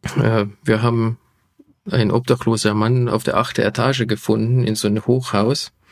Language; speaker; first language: German; non-native, fluent; Hungarian